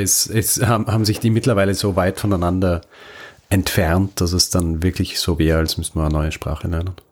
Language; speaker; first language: German; native; German